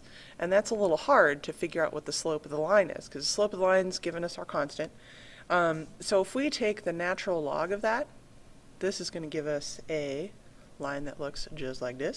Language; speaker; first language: English; native; English